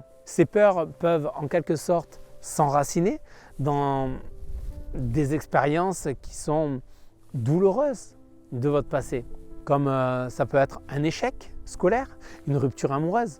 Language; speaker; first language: French; native; French